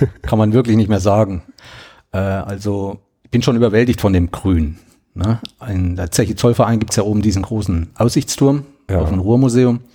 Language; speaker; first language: German; native; German